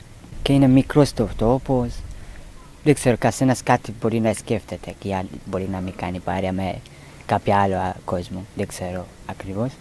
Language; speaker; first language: Greek; non-native, learner; Persian